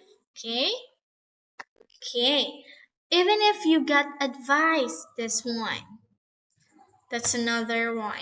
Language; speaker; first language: English; non-native, fluent; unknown